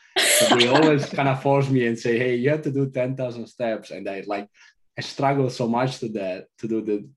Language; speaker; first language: English; non-native, fluent; Italian